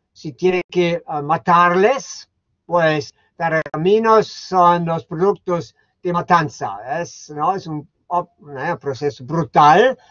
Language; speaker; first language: Spanish; non-native, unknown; German